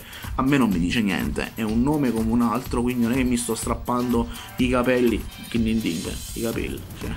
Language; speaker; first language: Italian; native; Italian